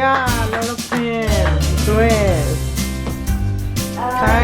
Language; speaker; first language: English; non-native, learner; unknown